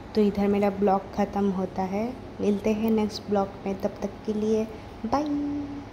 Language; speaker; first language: Hindi; non-native, local second language; Bangla